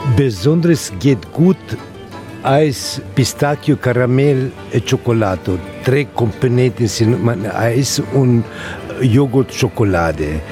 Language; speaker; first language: German; non-native, learner; Italian